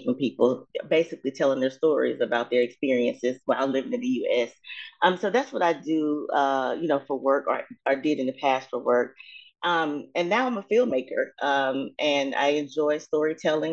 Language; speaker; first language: English; native; English